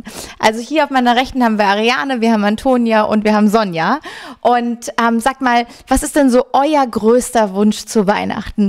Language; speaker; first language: German; native; German